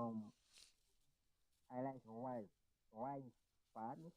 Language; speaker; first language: English; non-native, learner; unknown